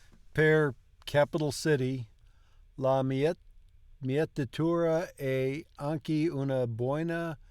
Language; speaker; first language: Italian; non-native, learner; English